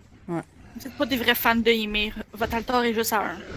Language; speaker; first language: French; native; French